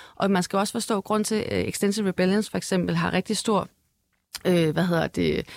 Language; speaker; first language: Danish; native; Danish